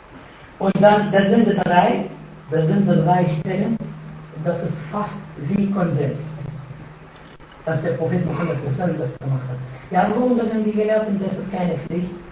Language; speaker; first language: German; non-native, fluent; Arabic